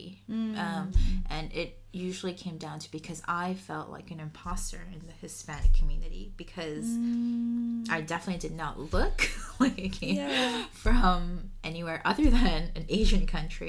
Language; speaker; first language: English; early bilingual, other home language; Spanish